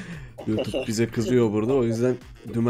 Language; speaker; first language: Turkish; native; Turkish